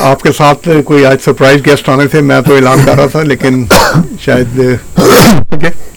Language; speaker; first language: Hindi; native; Hindi